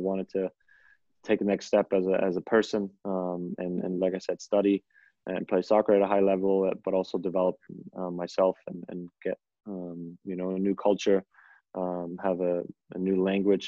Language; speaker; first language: English; non-native, fluent; German